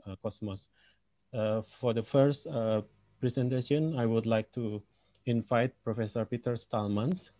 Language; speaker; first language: English; non-native, local second language; Indonesian